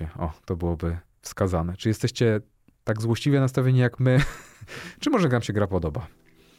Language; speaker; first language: Polish; native; Polish